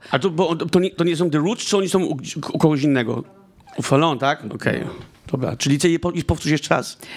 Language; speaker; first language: Polish; early bilingual, heritage; Polish